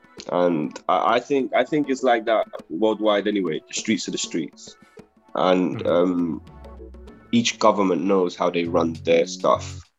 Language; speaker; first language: English; early bilingual, other home language; Spanish